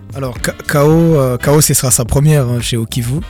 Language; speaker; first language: French; non-native, local second language; Kinyarwanda